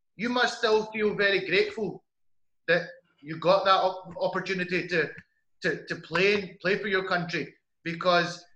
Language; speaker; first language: English; native; English